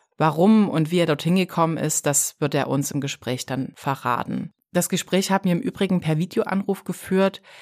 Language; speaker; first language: German; native; German